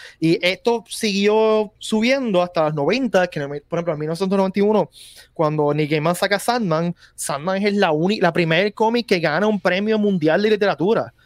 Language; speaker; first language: Spanish; native; Spanish